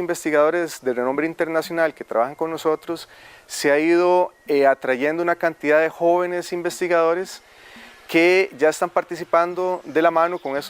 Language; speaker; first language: Spanish; native; Spanish